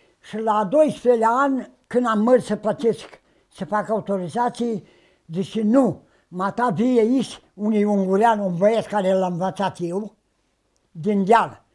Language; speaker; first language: Romanian; native; Romanian